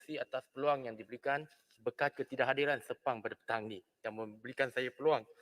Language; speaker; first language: Malay; non-native, local second language; Chinese